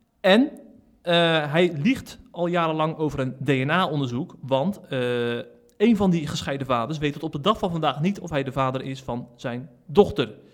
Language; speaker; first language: Dutch; native; Dutch